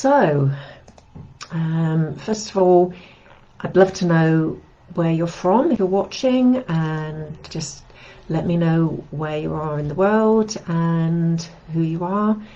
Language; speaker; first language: English; native; English